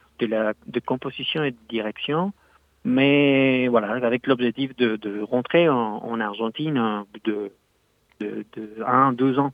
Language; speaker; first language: French; non-native, fluent; Spanish